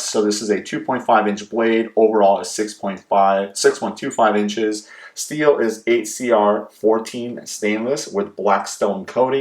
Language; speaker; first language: English; native; English